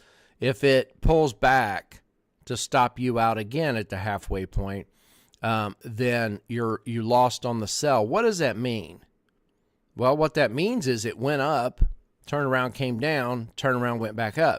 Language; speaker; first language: English; native; English